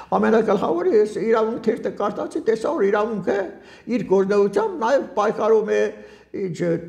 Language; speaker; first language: Armenian; native; Armenian